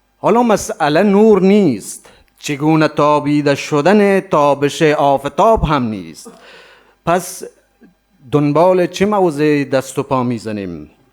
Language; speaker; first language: Persian; native; Persian